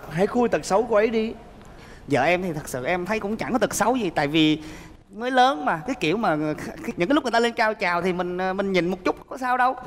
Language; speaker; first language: Vietnamese; native; Vietnamese